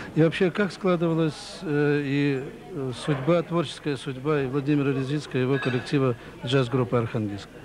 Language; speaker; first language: Russian; native; Russian